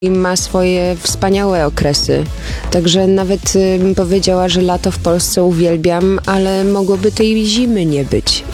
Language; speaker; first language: Polish; early bilingual, heritage; Polish